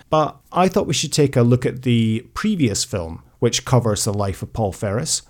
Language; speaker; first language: English; native; English